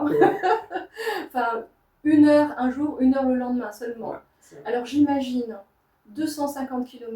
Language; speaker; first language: French; native; French